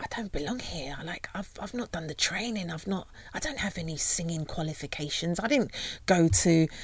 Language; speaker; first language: English; native; English